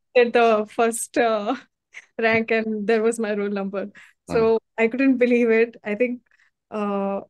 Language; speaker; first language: English; non-native, local second language; Hindi